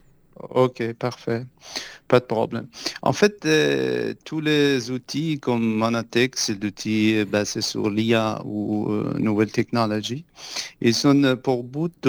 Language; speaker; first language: French; non-native, fluent; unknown